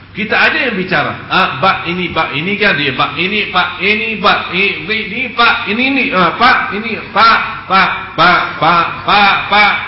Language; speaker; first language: Indonesian; non-native, fluent; Arabic